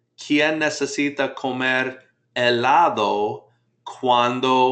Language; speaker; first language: Spanish; non-native, fluent; English